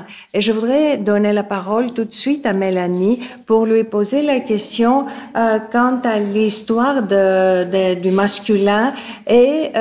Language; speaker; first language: French; non-native, fluent; Greek